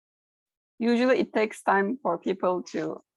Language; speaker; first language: English; non-native, fluent; Turkish